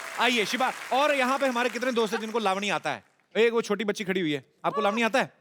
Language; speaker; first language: Hindi; non-native, local second language; Punjabi